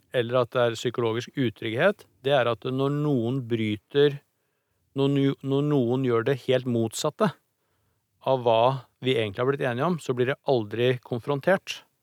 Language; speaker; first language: Norwegian; native; Norwegian